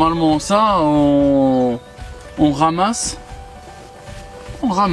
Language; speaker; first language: French; non-native, learner; Arabic